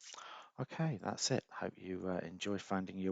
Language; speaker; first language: English; native; English